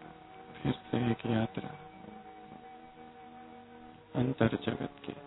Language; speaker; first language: Hindi; native; Hindi